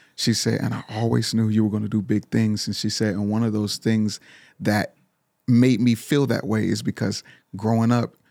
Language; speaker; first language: English; native; English